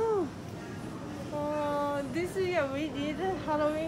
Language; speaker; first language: English; non-native, learner; Japanese